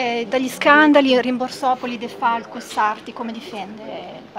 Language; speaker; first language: Italian; native; Italian